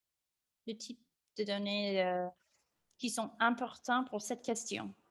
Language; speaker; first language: French; non-native, fluent; English